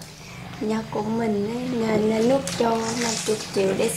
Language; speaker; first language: Vietnamese; non-native, local second language; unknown